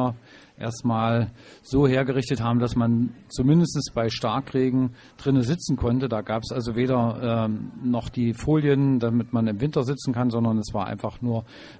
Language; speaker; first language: German; native; German